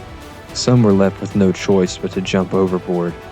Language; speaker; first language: English; native; English